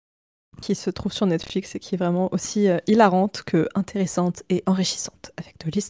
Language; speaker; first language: French; native; French